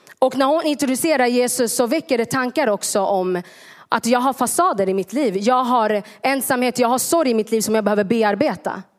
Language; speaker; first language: Swedish; early bilingual, other home language; Tigrinya